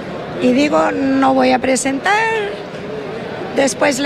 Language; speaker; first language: Spanish; non-native, fluent; English